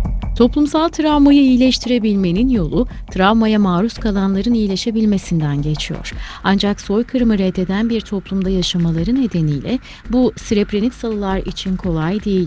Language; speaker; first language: Turkish; native; Turkish